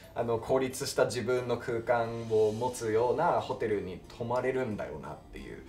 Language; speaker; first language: Japanese; non-native, fluent; English